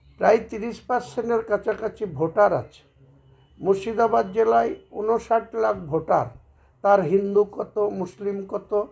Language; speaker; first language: Bangla; native; Bangla